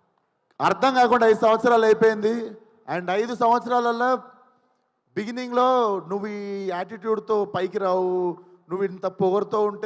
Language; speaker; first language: Telugu; native; Telugu